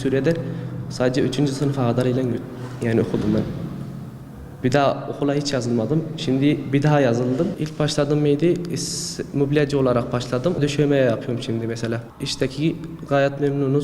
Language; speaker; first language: Turkish; early bilingual, other home language; Arabic